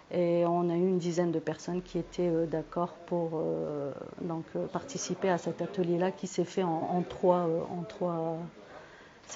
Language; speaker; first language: French; native; French